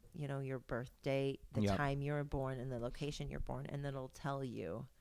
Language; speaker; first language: English; native; English